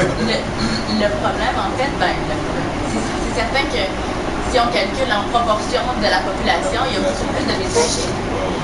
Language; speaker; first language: French; native; French